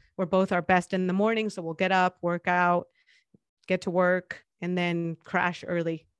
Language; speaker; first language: English; non-native, fluent; Spanish